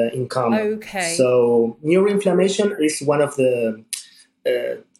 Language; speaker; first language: English; non-native, fluent; Spanish